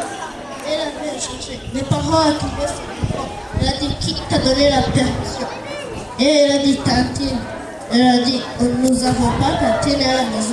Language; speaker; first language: French; non-native, learner; Kinyarwanda